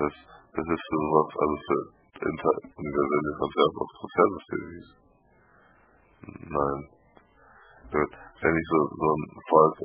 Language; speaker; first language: German; native; German